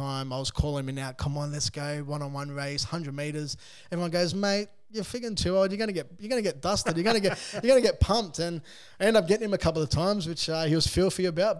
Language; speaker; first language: English; native; English